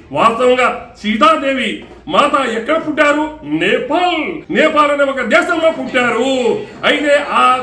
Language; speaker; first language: Telugu; non-native, local second language; Lambadi